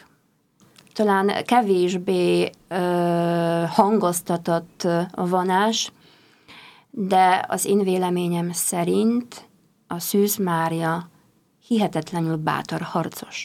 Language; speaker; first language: Hungarian; non-native, fluent; Polish